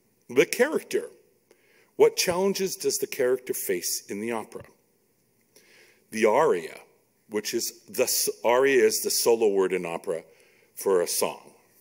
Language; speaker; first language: English; native; English